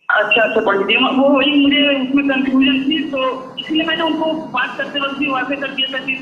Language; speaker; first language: Hindi; native; Hindi